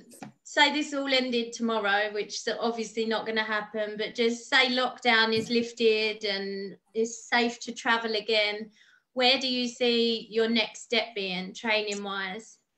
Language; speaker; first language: English; native; English